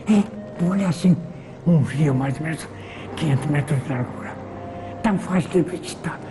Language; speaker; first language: Portuguese; non-native, fluent; Korean